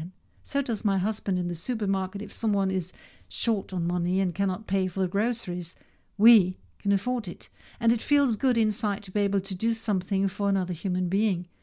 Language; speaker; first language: English; non-native, fluent; Danish